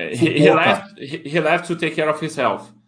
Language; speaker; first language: English; non-native, fluent; Portuguese